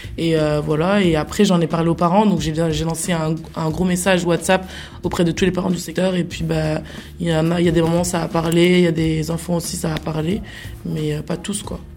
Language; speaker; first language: French; native; French